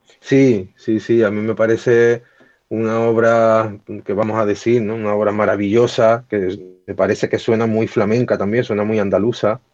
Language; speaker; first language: Spanish; native; Spanish